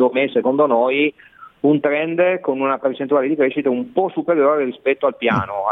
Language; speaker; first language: Italian; native; Italian